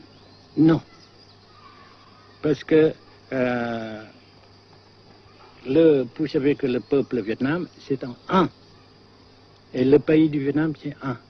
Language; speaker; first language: French; non-native, fluent; Vietnamese